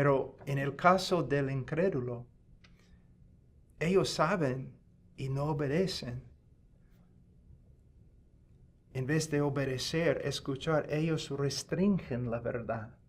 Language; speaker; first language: Spanish; non-native, fluent; English